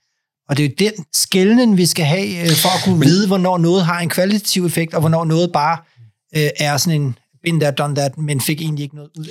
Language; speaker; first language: Danish; native; Danish